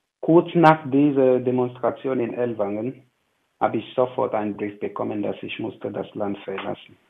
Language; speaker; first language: German; non-native, fluent; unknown